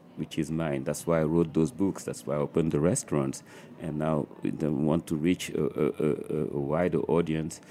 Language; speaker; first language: English; non-native, fluent; French